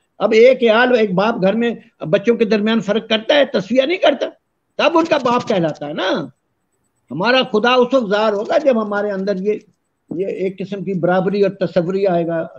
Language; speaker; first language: Urdu; non-native, local second language; Punjabi